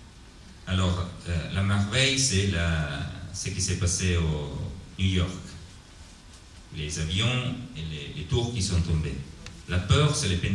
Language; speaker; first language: French; non-native, learner; Italian